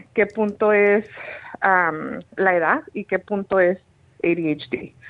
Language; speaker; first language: Spanish; native; Spanish